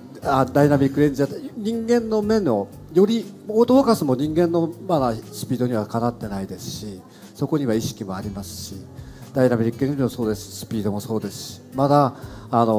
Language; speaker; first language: Japanese; native; Japanese